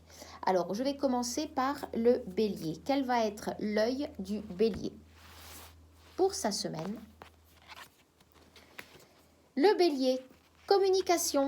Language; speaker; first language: French; native; French